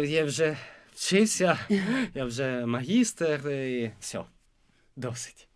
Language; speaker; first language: Ukrainian; non-native, fluent; Italian